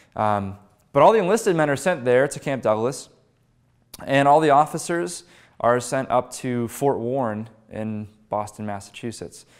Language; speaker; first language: English; native; English